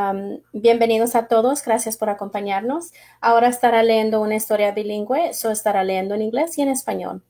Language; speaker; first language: Spanish; early bilingual, heritage; English